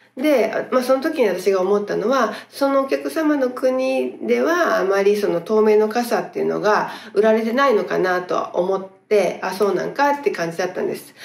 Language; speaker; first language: Japanese; native; Japanese